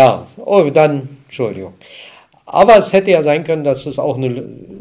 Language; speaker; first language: German; native; German